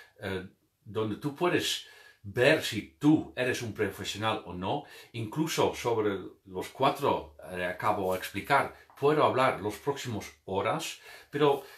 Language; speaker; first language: Spanish; non-native, fluent; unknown